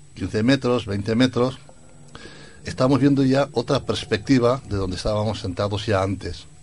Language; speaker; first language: Spanish; native; Spanish